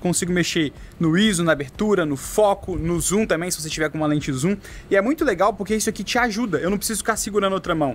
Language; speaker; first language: Portuguese; native; Portuguese